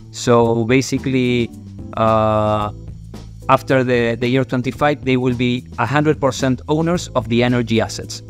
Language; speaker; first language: English; non-native, fluent; Spanish